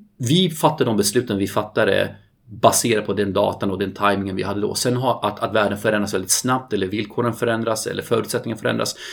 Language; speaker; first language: Swedish; non-native, fluent; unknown